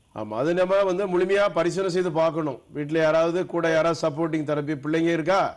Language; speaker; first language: Tamil; native; Tamil